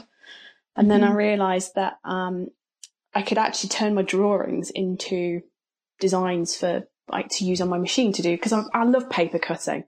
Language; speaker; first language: English; native; English